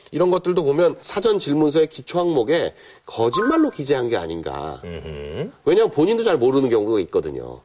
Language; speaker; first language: Korean; native; Korean